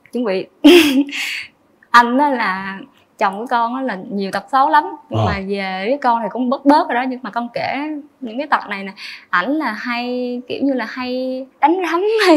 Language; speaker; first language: Vietnamese; native; Vietnamese